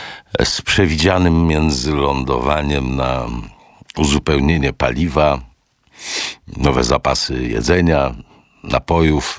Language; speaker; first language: Polish; native; Polish